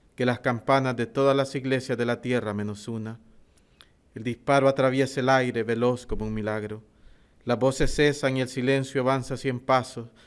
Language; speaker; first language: Spanish; native; Spanish